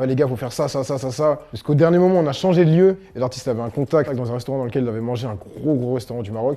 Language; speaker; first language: French; native; French